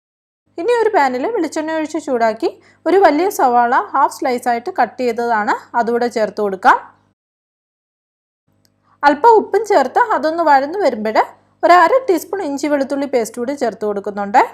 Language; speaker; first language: Malayalam; native; Malayalam